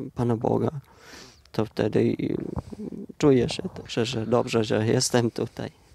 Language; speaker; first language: Polish; non-native, learner; Vietnamese